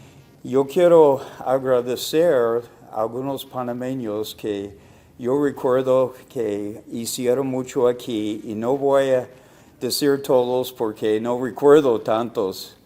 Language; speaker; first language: Spanish; non-native, fluent; English